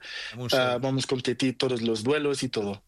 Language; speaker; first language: Spanish; non-native, learner; Portuguese